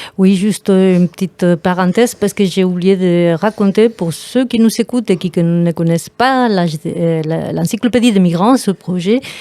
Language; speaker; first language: French; non-native, fluent; Spanish